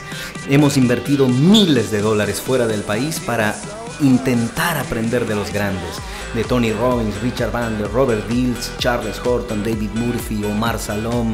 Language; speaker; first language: Spanish; native; Spanish